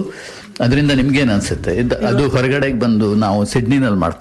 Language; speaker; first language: Kannada; native; Kannada